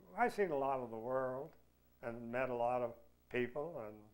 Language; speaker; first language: English; native; English